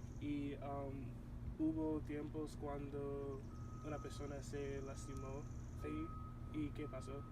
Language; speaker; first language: Spanish; non-native, learner; English